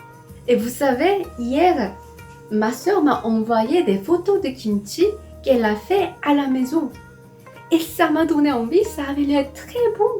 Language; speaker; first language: French; non-native, fluent; Korean